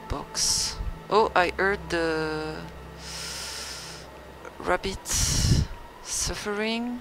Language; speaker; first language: English; non-native, learner; French